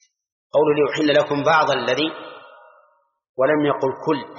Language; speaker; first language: Arabic; native; Arabic